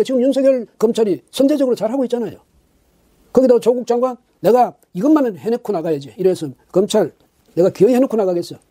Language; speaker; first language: Korean; native; Korean